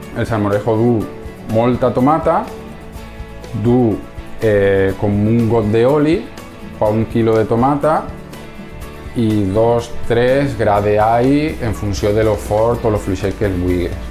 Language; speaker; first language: Catalan; non-native, local second language; Spanish